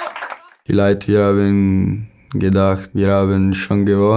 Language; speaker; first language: German; non-native, learner; Italian